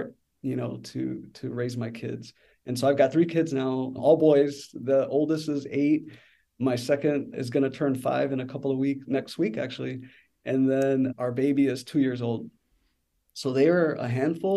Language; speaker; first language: English; native; English